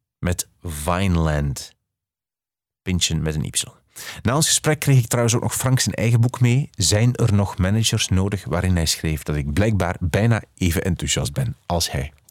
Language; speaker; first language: Dutch; native; Dutch